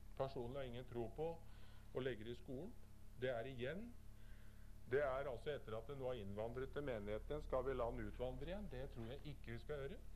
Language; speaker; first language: Norwegian; native; Norwegian